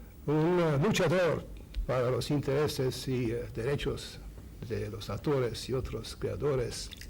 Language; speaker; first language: Spanish; non-native, fluent; Hungarian